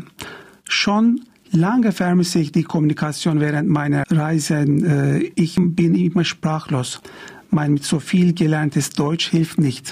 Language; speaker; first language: German; non-native, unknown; Turkish